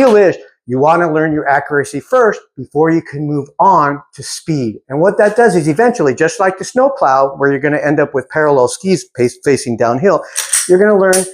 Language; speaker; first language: English; native; English